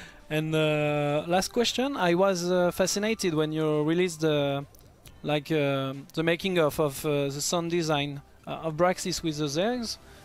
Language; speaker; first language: English; non-native, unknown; French